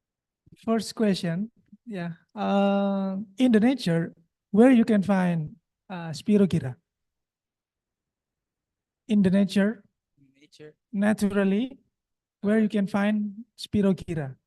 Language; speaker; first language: English; non-native, local second language; Indonesian